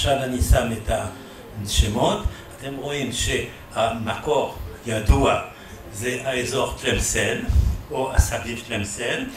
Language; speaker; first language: Hebrew; non-native, fluent; French